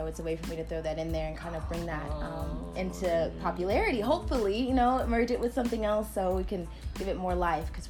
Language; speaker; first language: English; native; English